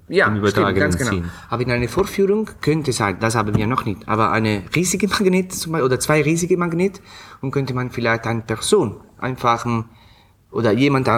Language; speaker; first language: German; non-native, fluent; Italian